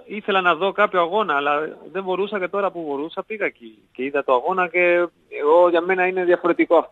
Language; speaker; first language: Greek; non-native, learner; Spanish